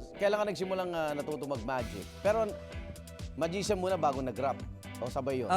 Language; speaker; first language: Filipino; native; Filipino